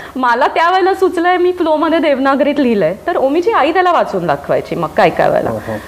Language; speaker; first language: Marathi; native; Marathi